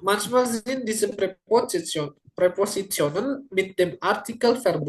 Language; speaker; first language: German; non-native, learner; Indonesian